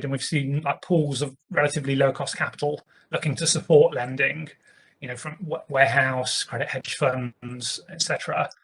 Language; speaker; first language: English; native; English